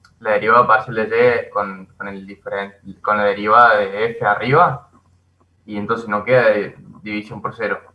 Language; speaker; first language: Spanish; native; Spanish